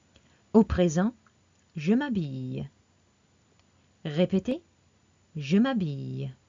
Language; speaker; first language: French; non-native, fluent; English